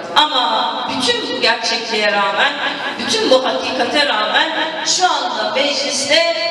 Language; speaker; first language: Turkish; non-native, local second language; Kurdish